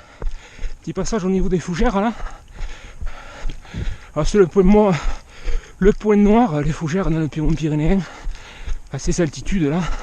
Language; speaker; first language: French; native; French